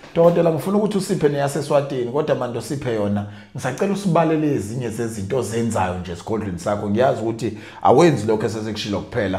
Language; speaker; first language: Zulu; native; Zulu